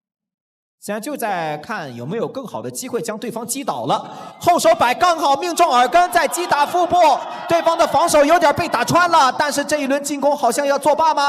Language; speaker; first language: Chinese; native; Chinese